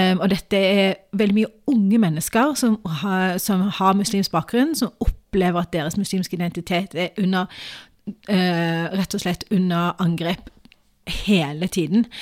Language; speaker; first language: Norwegian; early bilingual, other home language; Urdu